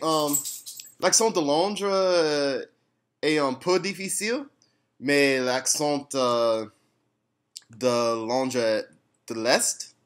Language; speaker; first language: French; non-native, learner; English